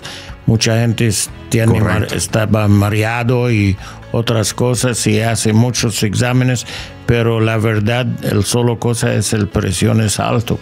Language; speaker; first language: Spanish; non-native, learner; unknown